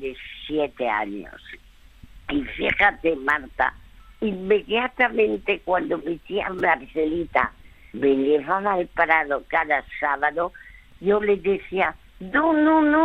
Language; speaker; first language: Spanish; early bilingual, other home language; French